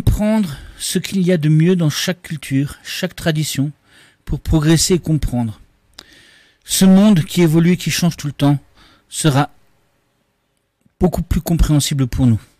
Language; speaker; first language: French; native; French